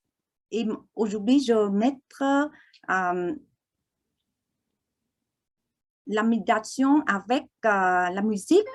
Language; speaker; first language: French; non-native, fluent; Vietnamese